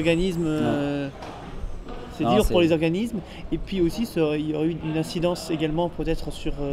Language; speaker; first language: French; native; French